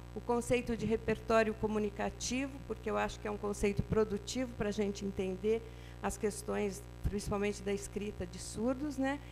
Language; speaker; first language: Portuguese; native; Portuguese